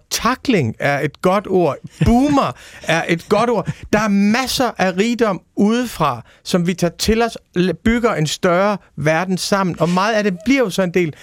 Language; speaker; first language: Danish; native; Danish